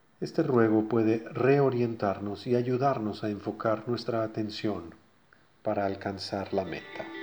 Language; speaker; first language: Spanish; native; Spanish